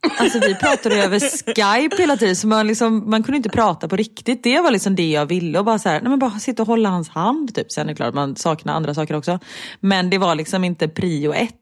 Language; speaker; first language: Swedish; native; Swedish